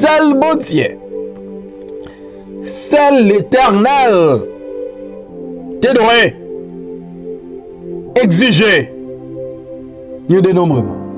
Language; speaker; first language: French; non-native, local second language; Haitian Creole